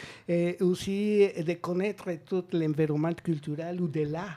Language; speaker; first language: French; non-native, learner; Spanish